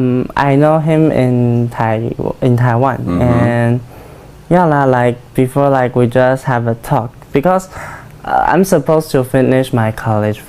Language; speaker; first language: English; non-native, learner; Chinese